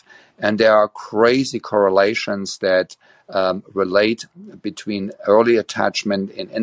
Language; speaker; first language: English; non-native, fluent; German